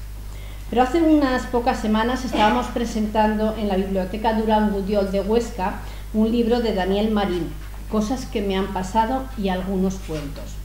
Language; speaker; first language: Spanish; native; Spanish